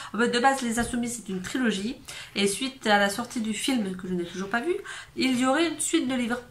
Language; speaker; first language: French; native; French